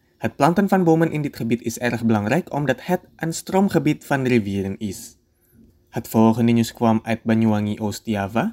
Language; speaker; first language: Dutch; non-native, fluent; Indonesian